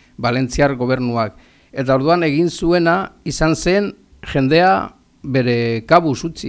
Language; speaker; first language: Basque; non-native, local second language; Spanish